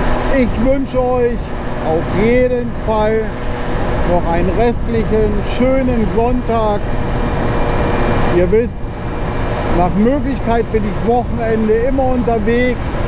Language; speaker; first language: German; native; German